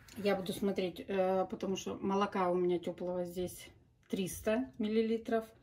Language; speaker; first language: Russian; native; Russian